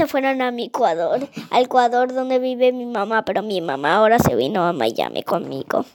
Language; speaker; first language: Spanish; early bilingual, heritage; Spanish